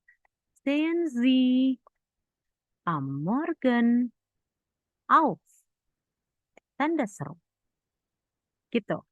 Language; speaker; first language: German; non-native, fluent; Indonesian